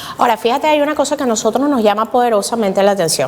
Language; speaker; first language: Spanish; native; Spanish